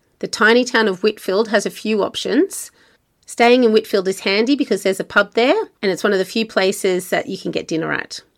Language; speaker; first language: English; native; English